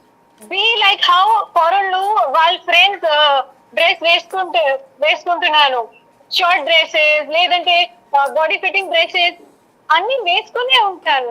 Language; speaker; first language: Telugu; non-native, learner; Hindi